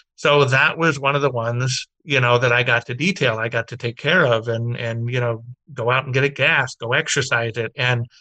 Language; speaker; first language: English; native; English